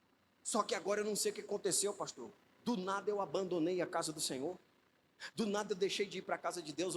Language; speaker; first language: Portuguese; native; Portuguese